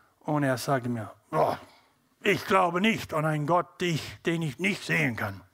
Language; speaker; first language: German; non-native, learner; English